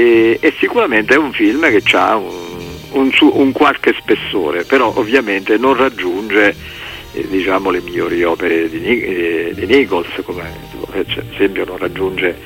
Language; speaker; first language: Italian; native; Italian